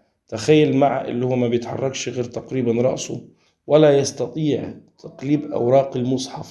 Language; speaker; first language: Arabic; native; Arabic